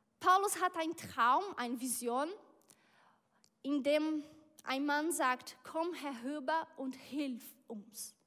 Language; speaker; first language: German; non-native, learner; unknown